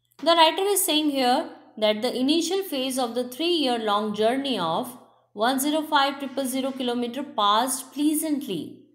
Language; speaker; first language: English; non-native, local second language; Hindi